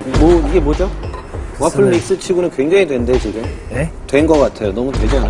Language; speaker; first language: Korean; native; Korean